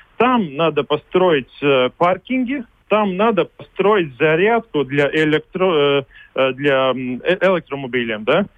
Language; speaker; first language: Russian; non-native, local second language; Latvian